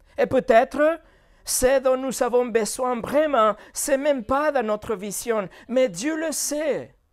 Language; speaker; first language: French; non-native, fluent; Spanish